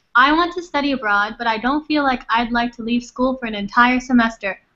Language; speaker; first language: English; non-native, fluent; Thai